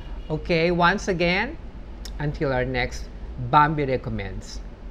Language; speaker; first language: English; non-native, local second language; Filipino